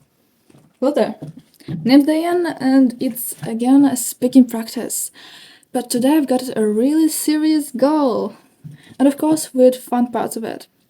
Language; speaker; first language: English; non-native, fluent; Ukrainian